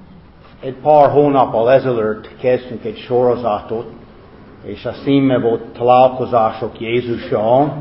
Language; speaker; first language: Hungarian; non-native, fluent; English